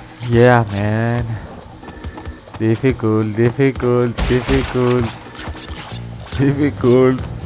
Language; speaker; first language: English; non-native, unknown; Greek